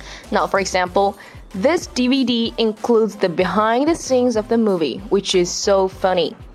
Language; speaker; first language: English; non-native, fluent; Chinese